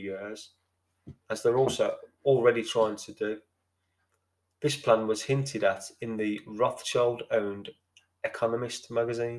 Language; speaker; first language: English; native; English